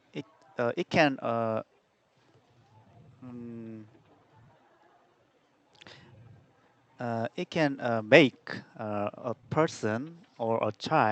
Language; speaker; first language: English; non-native, learner; Korean